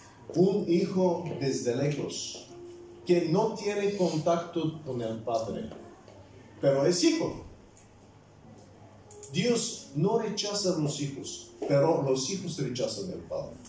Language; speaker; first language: Spanish; non-native, fluent; Bulgarian